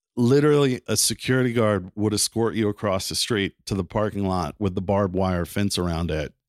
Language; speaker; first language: English; native; English